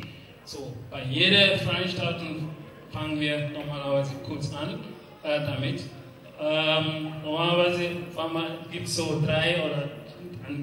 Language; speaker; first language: German; non-native, learner; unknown